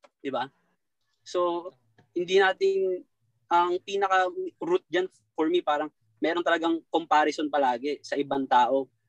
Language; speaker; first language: Filipino; native; Filipino